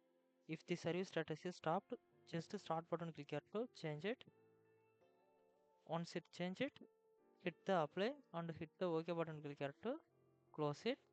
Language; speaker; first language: English; non-native, learner; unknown